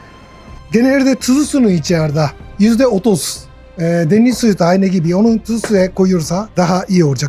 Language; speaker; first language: Turkish; non-native, learner; Japanese